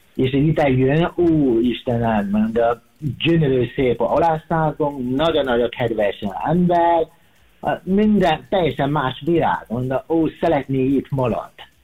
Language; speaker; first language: Hungarian; non-native, learner; Chinese